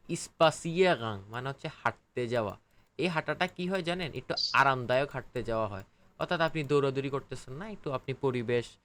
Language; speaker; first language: Bangla; native; Bangla